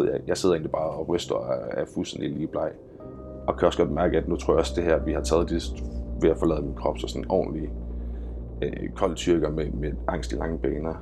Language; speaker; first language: Danish; native; Danish